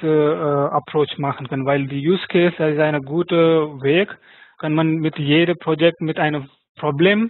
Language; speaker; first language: German; non-native, fluent; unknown